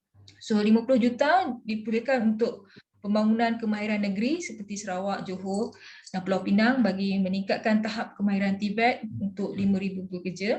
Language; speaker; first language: Malay; native; Malay